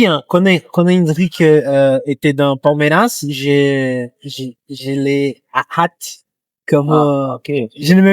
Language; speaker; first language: French; non-native, learner; Portuguese